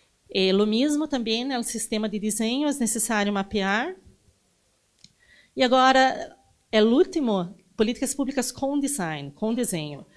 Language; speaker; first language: Spanish; non-native, learner; Portuguese